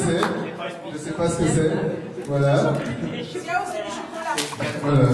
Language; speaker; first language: French; native; French